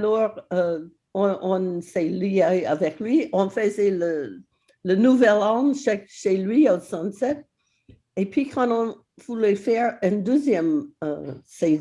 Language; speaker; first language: French; non-native, fluent; English